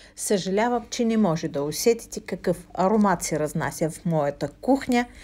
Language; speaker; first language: Bulgarian; non-native, fluent; Russian